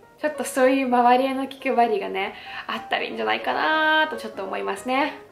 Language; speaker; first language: Japanese; non-native, fluent; Russian